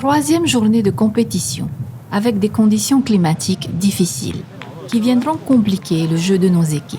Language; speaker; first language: French; native; French